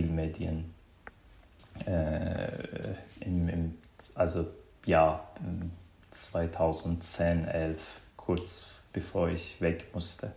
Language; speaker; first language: German; non-native, fluent; Persian